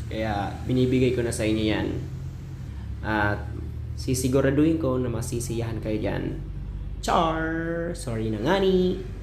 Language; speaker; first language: Filipino; non-native, local second language; Bikol